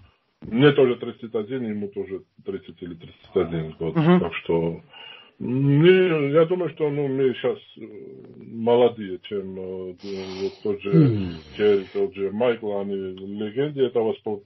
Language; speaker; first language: Russian; non-native, fluent; Georgian